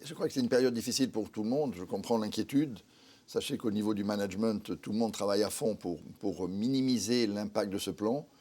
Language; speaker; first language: French; native; French